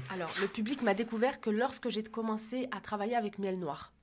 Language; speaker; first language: French; native; French